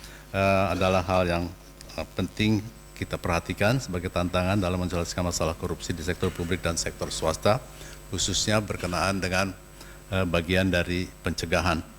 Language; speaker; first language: Indonesian; native; Indonesian